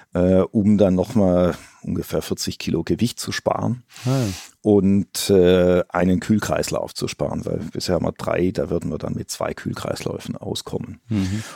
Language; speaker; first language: German; native; German